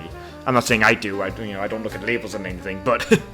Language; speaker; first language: English; native; English